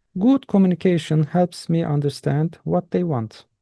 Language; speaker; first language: English; non-native, fluent; Turkish